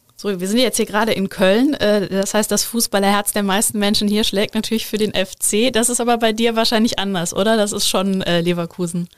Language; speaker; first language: German; native; German